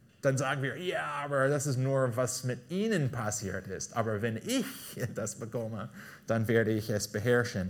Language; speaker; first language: German; non-native, fluent; English